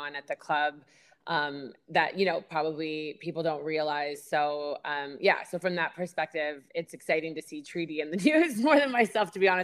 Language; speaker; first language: English; native; English